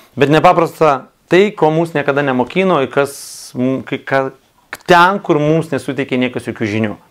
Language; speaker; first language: Lithuanian; non-native, local second language; Russian